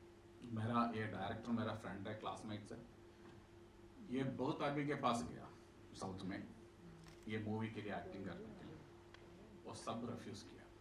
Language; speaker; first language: Hindi; non-native, local second language; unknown